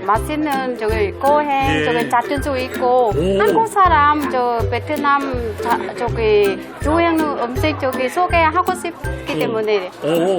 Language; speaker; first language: Korean; non-native, learner; Vietnamese